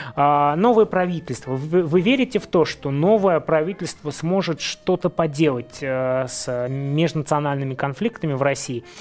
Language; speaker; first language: Russian; native; Russian